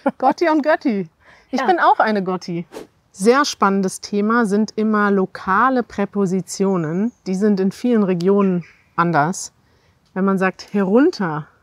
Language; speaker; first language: German; native; German